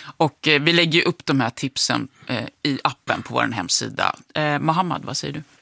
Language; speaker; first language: Swedish; native; Swedish